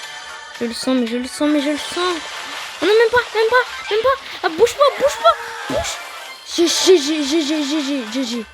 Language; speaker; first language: French; native; French